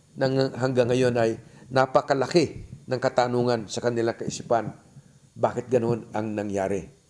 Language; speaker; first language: Filipino; native; Filipino